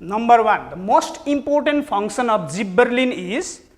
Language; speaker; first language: English; non-native, local second language; Nepali